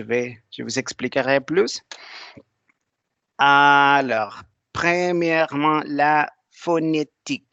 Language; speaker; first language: French; non-native, learner; Spanish